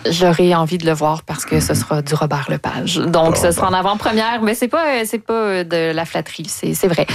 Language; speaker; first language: French; native; French